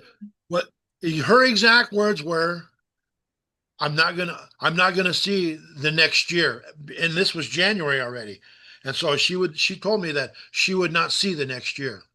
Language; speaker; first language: English; native; English